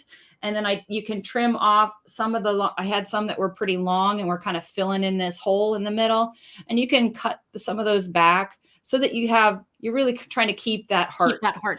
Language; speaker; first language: English; native; English